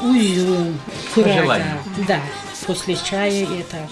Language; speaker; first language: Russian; non-native, learner; Azerbaijani